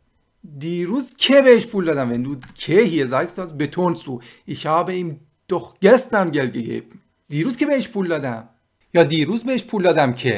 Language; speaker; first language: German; non-native, fluent; Persian